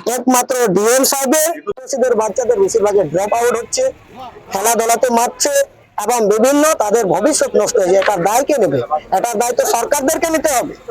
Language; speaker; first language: Bangla; non-native, local second language; Santali